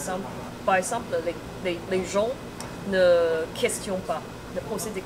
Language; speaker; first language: French; non-native, fluent; Chinese